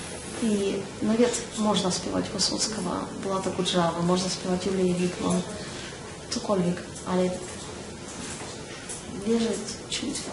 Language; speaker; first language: Polish; non-native, learner; Russian